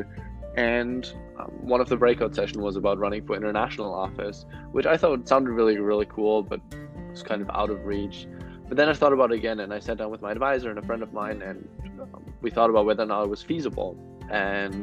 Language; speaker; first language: English; non-native, fluent; German